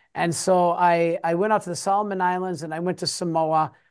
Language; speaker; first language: English; native; English